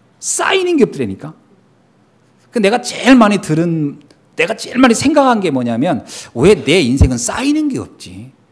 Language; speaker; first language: Korean; native; Korean